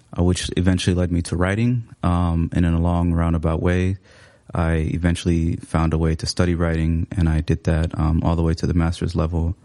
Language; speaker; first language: English; early bilingual, other home language; Somali